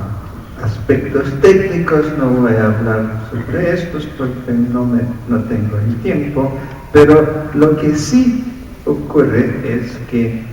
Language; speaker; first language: Spanish; non-native, fluent; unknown